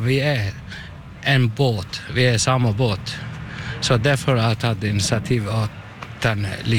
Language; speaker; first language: Norwegian; non-native, learner; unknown